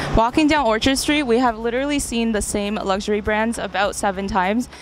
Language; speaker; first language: English; non-native, fluent; Chinese